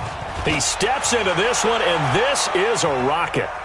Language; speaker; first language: English; native; English